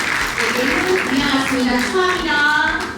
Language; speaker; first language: Korean; native; Korean